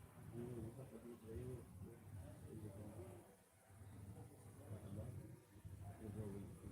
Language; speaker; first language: Spanish; non-native, learner; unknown